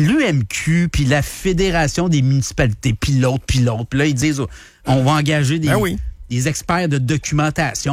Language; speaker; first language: French; native; French